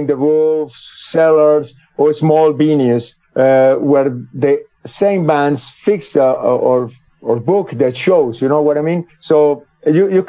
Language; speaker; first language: English; non-native, learner; Spanish